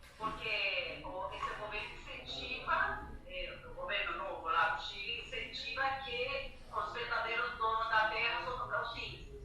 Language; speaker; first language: Portuguese; non-native, fluent; Spanish